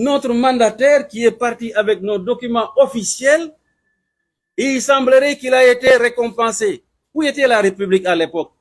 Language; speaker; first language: French; non-native, local second language; Wolof